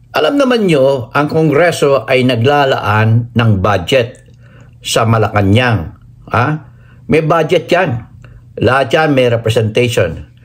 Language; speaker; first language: Filipino; native; Filipino